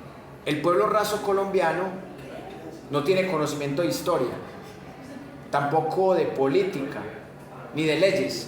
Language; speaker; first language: Spanish; native; Spanish